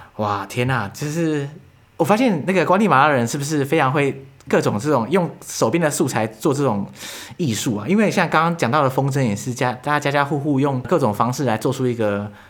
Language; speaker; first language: Chinese; native; Chinese